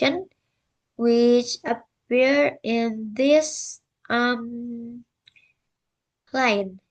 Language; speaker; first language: English; non-native, learner; Indonesian